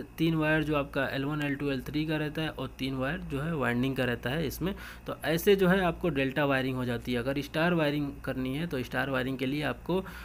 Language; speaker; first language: Hindi; native; Hindi